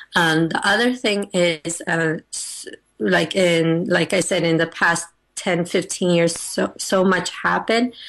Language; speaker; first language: English; native; English